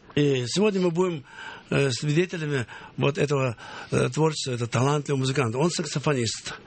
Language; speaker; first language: Russian; native; Russian